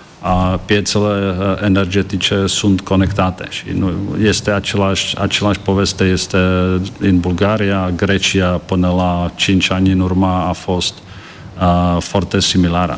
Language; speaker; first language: Romanian; non-native, fluent; Czech